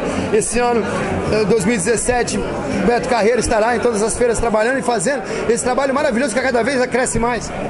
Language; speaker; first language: Portuguese; native; Portuguese